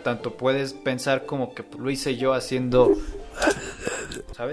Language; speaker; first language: Spanish; native; Spanish